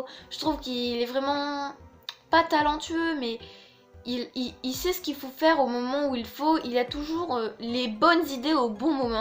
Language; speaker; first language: French; native; French